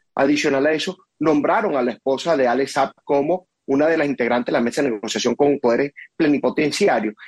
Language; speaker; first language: Spanish; native; Spanish